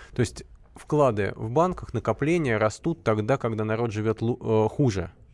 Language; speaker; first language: Russian; native; Russian